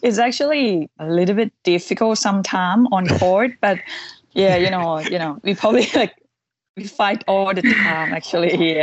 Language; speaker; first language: English; non-native, fluent; Thai